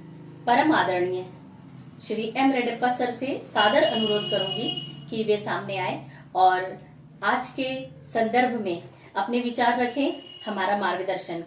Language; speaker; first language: Hindi; native; Hindi